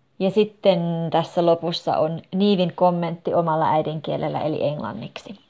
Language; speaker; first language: Finnish; native; Finnish